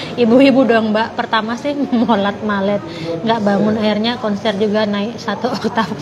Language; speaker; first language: Indonesian; non-native, local second language; Javanese